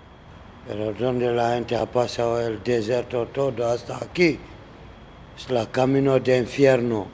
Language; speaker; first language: Spanish; non-native, learner; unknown